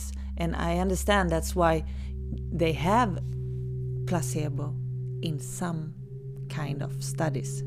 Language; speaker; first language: English; non-native, fluent; Swedish